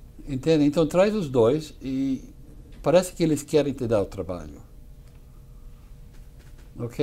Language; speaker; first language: Portuguese; non-native, fluent; English